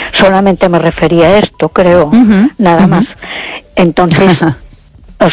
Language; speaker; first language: Spanish; native; Spanish